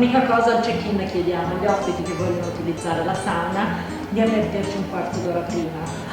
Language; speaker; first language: Italian; native; Italian